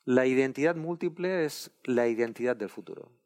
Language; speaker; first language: Spanish; non-native, local second language; Catalan